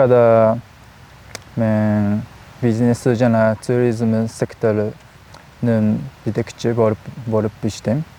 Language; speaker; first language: Kyrgyz; non-native, learner; Japanese